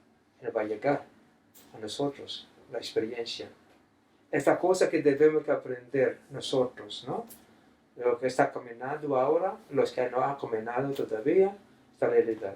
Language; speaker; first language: Spanish; non-native, fluent; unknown